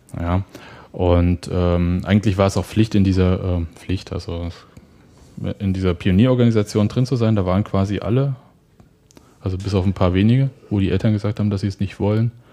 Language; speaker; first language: German; native; German